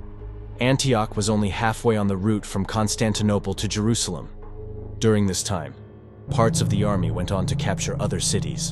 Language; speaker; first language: English; native; English